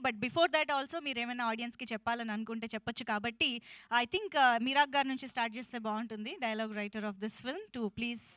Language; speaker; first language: Telugu; native; Telugu